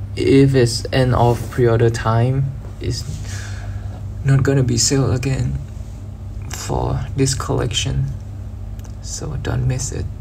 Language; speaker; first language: English; non-native, learner; Thai